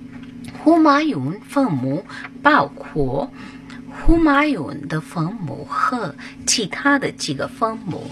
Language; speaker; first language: Chinese; non-native, learner; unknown